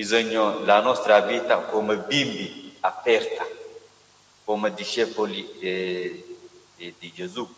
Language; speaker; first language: Italian; non-native, learner; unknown